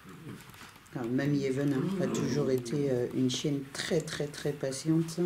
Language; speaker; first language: French; native; French